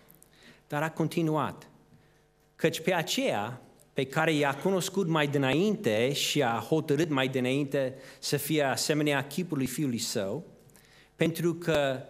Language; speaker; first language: Romanian; non-native, fluent; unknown